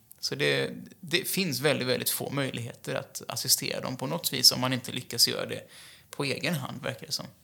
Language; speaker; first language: Swedish; native; Swedish